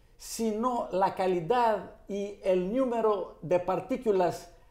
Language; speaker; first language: Spanish; non-native, fluent; Greek